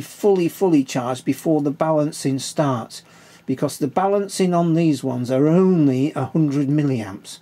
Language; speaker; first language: English; native; English